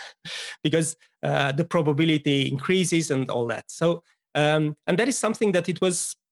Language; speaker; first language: English; non-native, fluent; Romanian